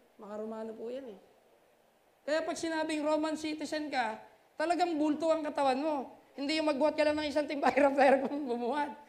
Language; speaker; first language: Filipino; native; Filipino